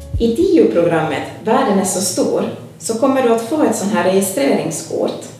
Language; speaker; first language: Swedish; native; Swedish